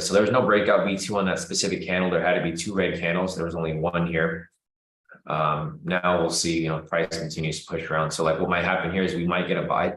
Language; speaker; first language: English; native; English